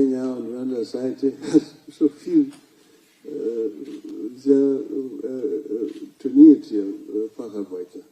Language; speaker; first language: German; non-native, fluent; Luo (Kenya and Tanzania)